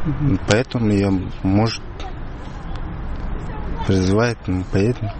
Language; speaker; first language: Russian; non-native, learner; Uzbek